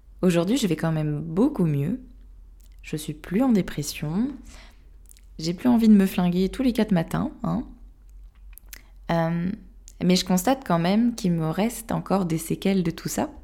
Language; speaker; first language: French; native; French